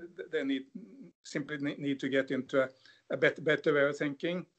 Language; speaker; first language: English; non-native, fluent; Norwegian